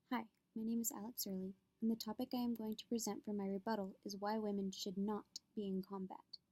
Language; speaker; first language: English; native; English